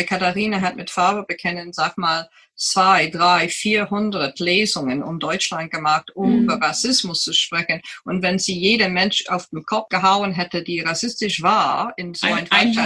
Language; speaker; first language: German; non-native, fluent; English